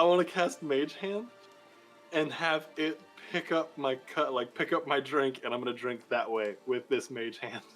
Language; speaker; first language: English; native; English